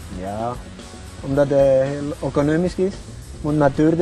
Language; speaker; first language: Dutch; non-native, learner; Estonian